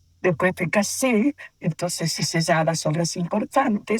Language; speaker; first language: Spanish; native; Spanish